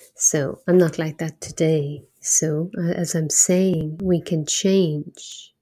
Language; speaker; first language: English; native; English